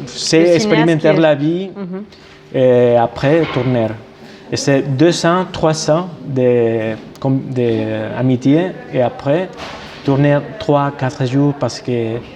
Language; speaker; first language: French; non-native, fluent; Spanish